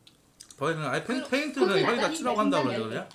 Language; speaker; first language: Korean; native; Korean